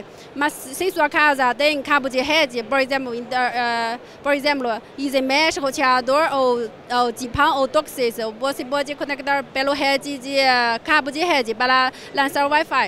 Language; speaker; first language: Portuguese; non-native, learner; Chinese